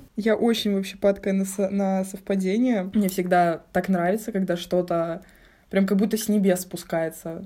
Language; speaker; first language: Russian; native; Russian